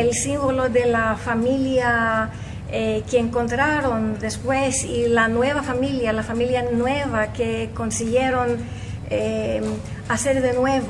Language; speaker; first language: Spanish; non-native, fluent; Greek